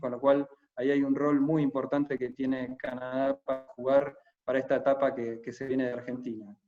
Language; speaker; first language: Spanish; native; Spanish